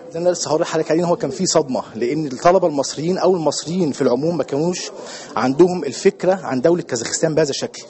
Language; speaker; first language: Arabic; native; Arabic